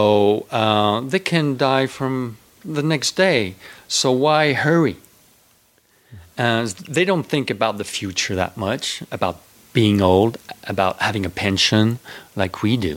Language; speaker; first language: English; non-native, fluent; French